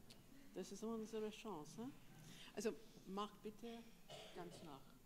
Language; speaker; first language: German; non-native, fluent; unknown